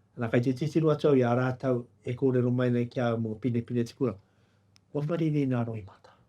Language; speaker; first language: Māori; native; Māori